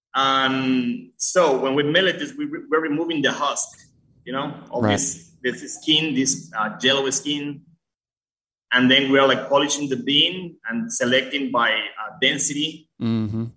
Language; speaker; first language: English; early bilingual, other home language; Spanish